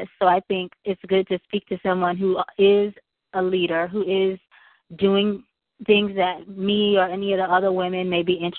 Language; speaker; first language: English; native; English